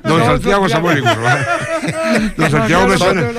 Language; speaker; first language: Spanish; native; Spanish